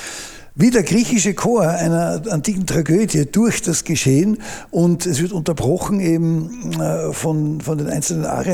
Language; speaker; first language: German; native; German